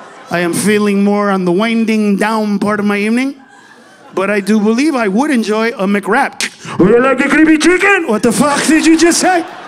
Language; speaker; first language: English; early bilingual, other home language; Spanish